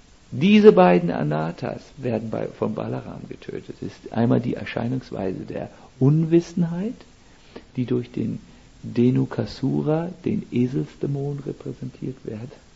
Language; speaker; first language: German; native; German